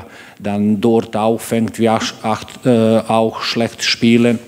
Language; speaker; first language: German; non-native, learner; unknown